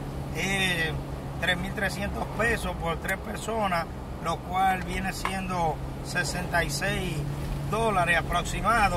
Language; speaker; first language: Spanish; native; Spanish